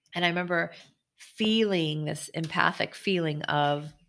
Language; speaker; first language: English; early bilingual, other home language; Hebrew